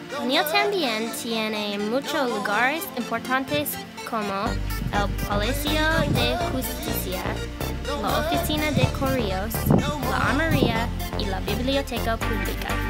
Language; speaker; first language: Spanish; non-native, learner; English